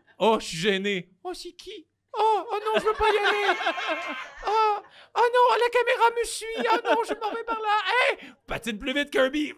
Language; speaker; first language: French; native; French